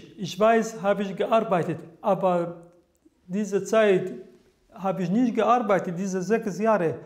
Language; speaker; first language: German; non-native, learner; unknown